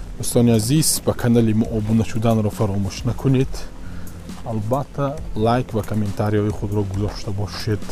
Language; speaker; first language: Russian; non-native, local second language; Tajik